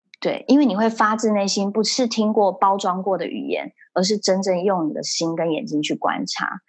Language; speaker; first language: Chinese; early bilingual, heritage; Chinese